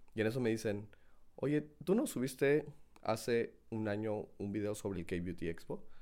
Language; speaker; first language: Spanish; native; Spanish